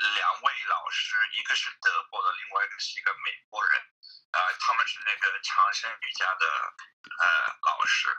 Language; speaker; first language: Chinese; non-native, fluent; English